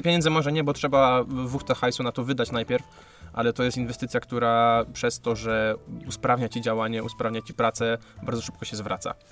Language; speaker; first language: Polish; native; Polish